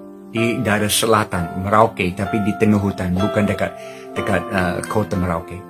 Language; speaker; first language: Indonesian; non-native, fluent; English